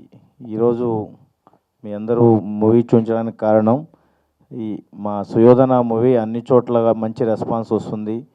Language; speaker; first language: Telugu; native; Telugu